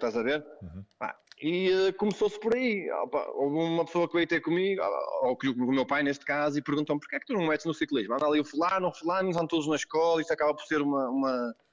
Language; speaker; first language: Portuguese; native; Portuguese